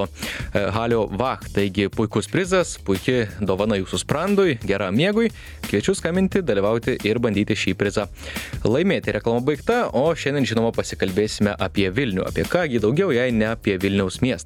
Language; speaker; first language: Lithuanian; native; Lithuanian